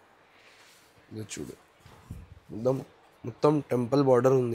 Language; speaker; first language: Telugu; non-native, local second language; Hindi